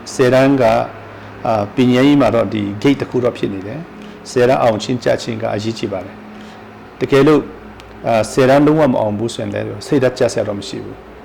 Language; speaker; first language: Burmese; non-native, local second language; Tedim Chin